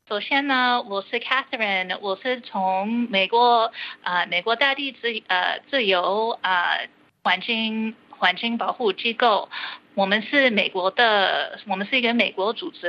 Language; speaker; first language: Chinese; early bilingual, heritage; Chinese